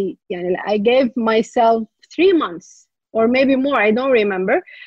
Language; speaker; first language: English; non-native, fluent; Arabic